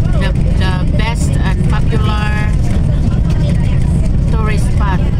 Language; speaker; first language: English; non-native, local second language; Filipino